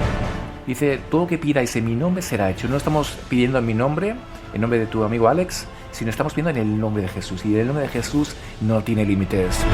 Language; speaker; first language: Spanish; native; Spanish